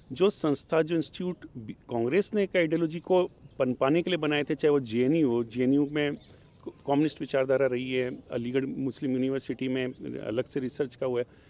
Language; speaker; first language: Hindi; native; Hindi